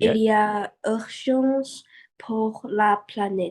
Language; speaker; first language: French; non-native, learner; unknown